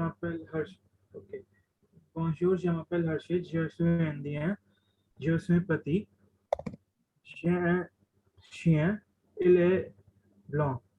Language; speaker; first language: French; non-native, learner; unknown